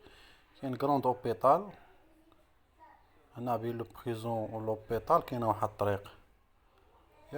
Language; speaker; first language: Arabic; native; Arabic